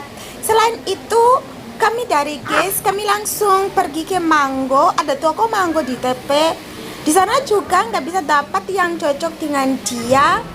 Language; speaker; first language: Indonesian; non-native, learner; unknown